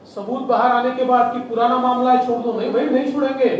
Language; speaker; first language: Hindi; non-native, local second language; Marathi